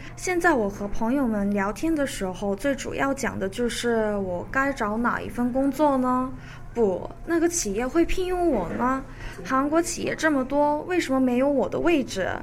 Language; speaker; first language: Chinese; early bilingual, other home language; Korean